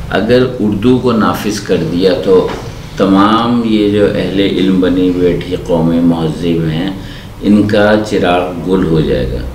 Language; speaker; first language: Urdu; native; Urdu